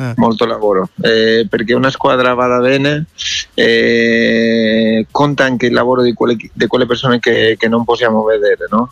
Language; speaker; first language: Italian; non-native, learner; Spanish